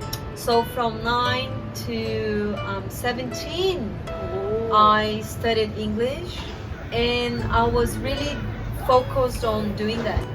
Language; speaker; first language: English; non-native, fluent; Portuguese